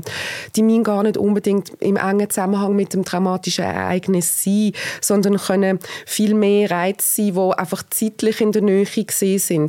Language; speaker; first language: German; native; German